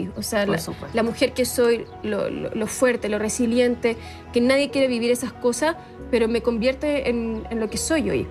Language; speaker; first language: Spanish; native; Spanish